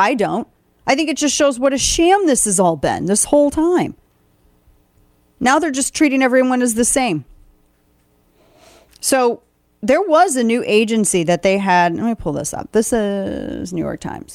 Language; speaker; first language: English; native; English